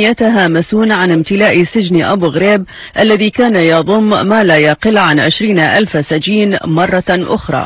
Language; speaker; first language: Arabic; native; Arabic